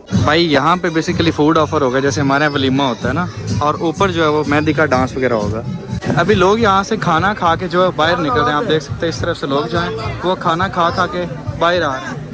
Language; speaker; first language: Urdu; non-native, local second language; Punjabi